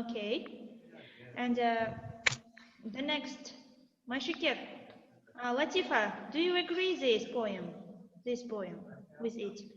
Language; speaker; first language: English; non-native, fluent; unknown